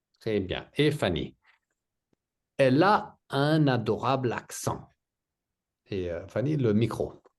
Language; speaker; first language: French; native; French